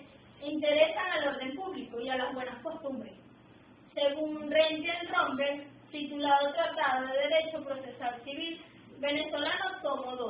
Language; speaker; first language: Spanish; native; Spanish